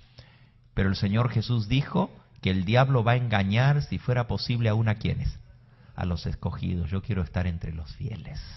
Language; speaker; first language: Spanish; native; Spanish